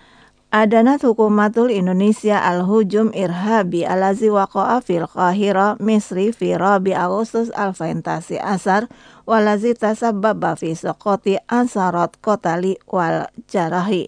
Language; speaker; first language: Arabic; non-native, fluent; Indonesian